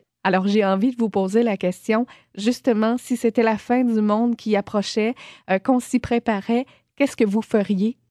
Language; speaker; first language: French; native; French